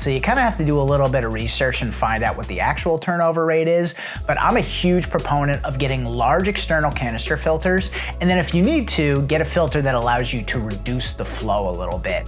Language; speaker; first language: English; native; English